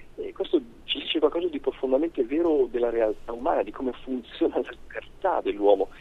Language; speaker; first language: Italian; native; Italian